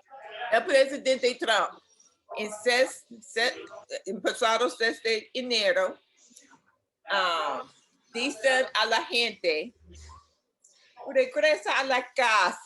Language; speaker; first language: Spanish; non-native, learner; English